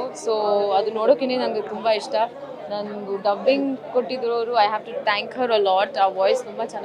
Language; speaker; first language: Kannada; non-native, learner; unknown